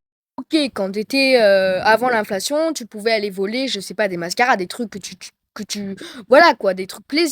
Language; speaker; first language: French; native; French